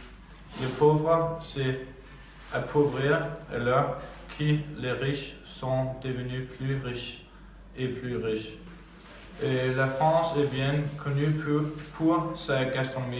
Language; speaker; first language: French; non-native, learner; Danish